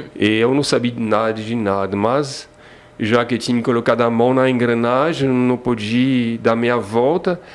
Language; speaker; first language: Portuguese; non-native, fluent; French